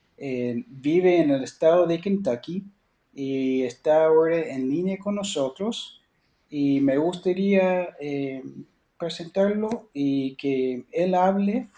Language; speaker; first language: Spanish; non-native, fluent; English